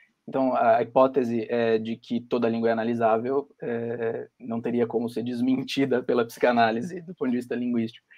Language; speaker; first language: Portuguese; native; Portuguese